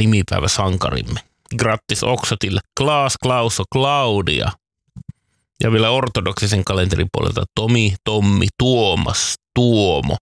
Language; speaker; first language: Finnish; native; Finnish